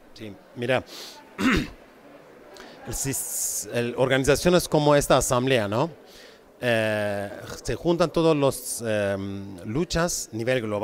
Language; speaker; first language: Spanish; non-native, fluent; Kurdish